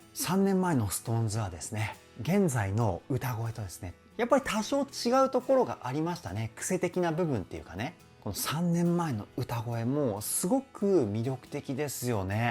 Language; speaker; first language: Japanese; native; Japanese